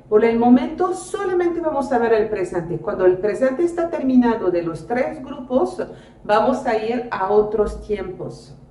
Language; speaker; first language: Spanish; non-native, fluent; French